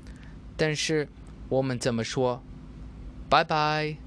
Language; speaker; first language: Chinese; non-native, learner; English